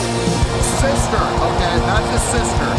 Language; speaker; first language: English; native; English